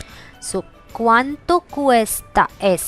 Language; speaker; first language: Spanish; non-native, fluent; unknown